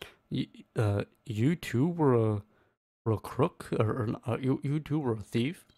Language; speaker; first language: English; native; English